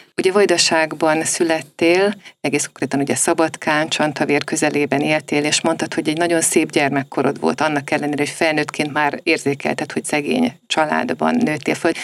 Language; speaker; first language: Hungarian; native; Hungarian